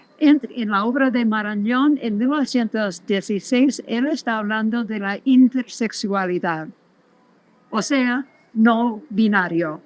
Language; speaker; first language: Spanish; non-native, fluent; English